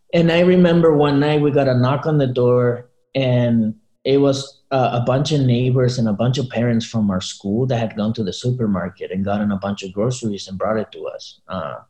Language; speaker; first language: English; early bilingual, other home language; Spanish